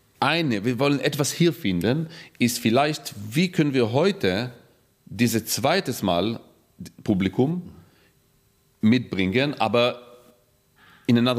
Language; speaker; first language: German; non-native, fluent; Hebrew